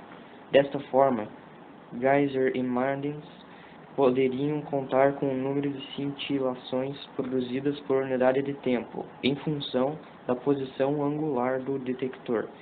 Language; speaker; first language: Portuguese; native; Portuguese